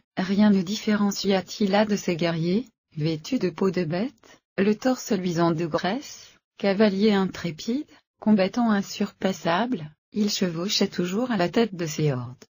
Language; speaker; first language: French; native; French